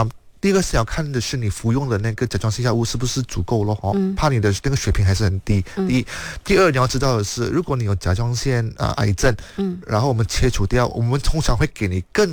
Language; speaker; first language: Chinese; native; Chinese